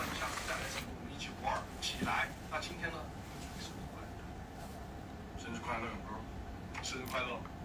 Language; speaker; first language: Chinese; native; Chinese